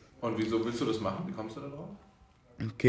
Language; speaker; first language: German; native; German